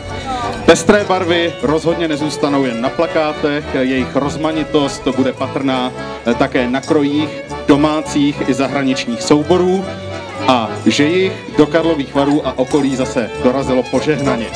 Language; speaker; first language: Czech; native; Czech